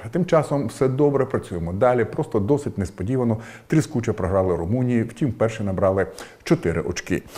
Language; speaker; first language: Ukrainian; native; Ukrainian